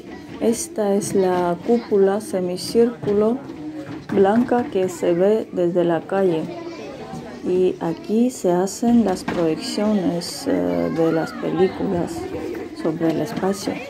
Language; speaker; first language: Spanish; non-native, fluent; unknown